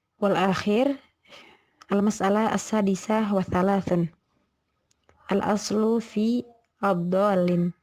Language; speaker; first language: Arabic; non-native, learner; Indonesian